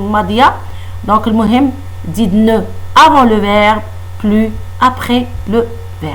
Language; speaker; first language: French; non-native, local second language; Arabic